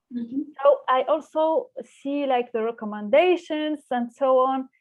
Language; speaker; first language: English; non-native, fluent; Arabic